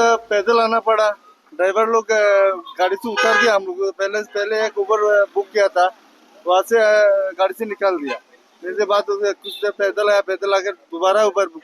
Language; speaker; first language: Hindi; non-native, local second language; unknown